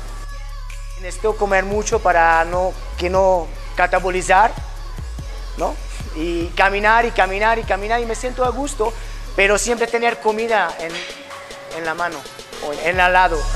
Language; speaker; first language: Spanish; non-native, fluent; Hungarian